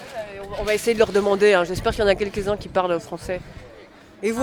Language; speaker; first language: French; native; French